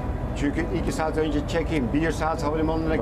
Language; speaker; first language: Turkish; non-native, fluent; Dutch